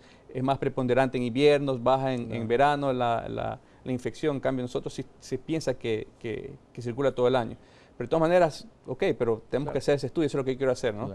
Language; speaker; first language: Spanish; native; Spanish